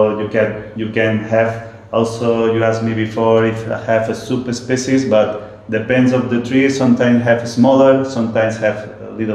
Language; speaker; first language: English; non-native, learner; Spanish